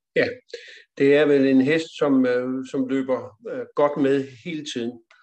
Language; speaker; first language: Danish; native; Danish